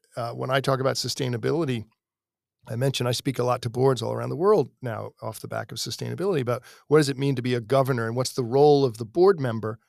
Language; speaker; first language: English; native; English